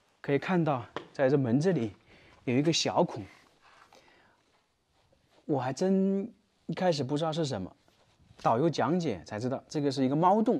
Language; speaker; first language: Chinese; native; Chinese